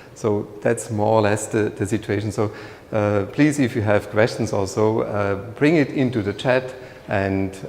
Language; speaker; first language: English; non-native, fluent; German